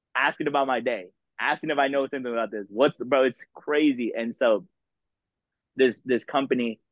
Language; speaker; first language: English; native; English